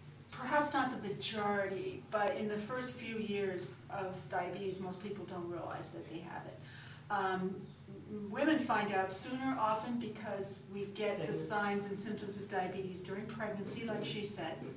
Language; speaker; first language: English; native; English